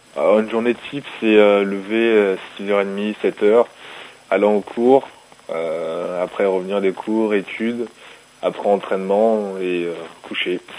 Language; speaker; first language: French; early bilingual, other home language; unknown